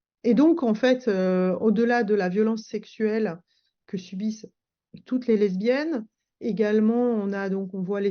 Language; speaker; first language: French; native; French